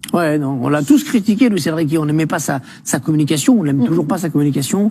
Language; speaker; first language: French; native; French